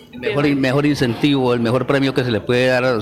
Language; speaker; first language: Spanish; native; Spanish